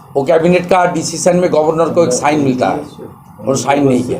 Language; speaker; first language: Hindi; non-native, local second language; Bangla